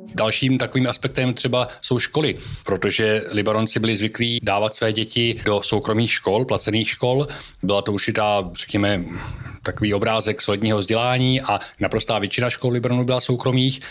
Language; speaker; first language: Czech; native; Czech